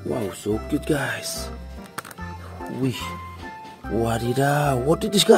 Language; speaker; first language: English; non-native, learner; Indonesian